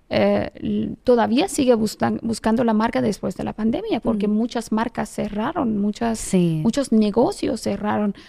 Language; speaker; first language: Spanish; non-native, fluent; Persian